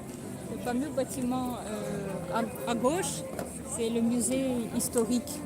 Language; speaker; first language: French; non-native, fluent; Russian